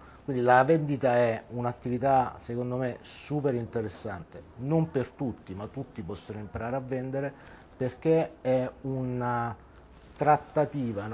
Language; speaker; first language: Italian; native; Italian